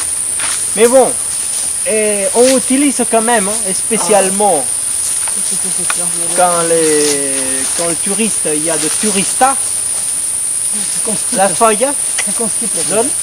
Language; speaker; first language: French; non-native, fluent; Spanish